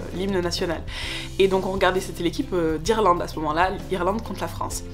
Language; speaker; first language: French; native; French